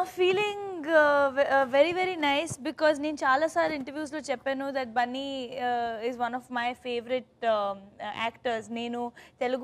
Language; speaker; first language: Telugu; non-native, learner; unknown